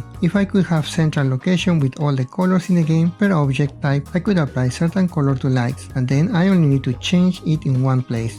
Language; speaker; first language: English; non-native, fluent; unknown